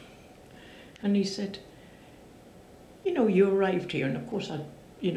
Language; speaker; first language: English; native; English